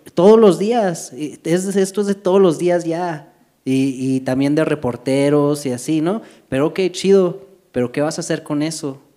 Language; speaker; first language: Spanish; early bilingual, heritage; Spanish